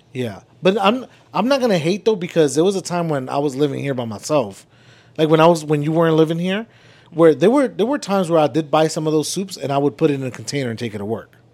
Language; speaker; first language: English; early bilingual, other home language; Spanish